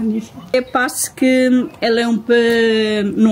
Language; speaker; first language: French; non-native, learner; Portuguese